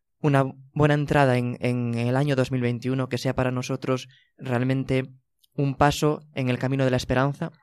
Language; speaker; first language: Spanish; native; Spanish